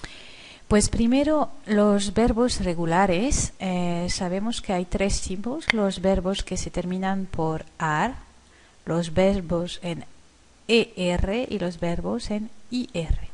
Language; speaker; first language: Spanish; non-native, fluent; French